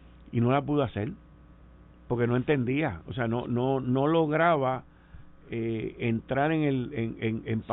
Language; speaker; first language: Spanish; native; Spanish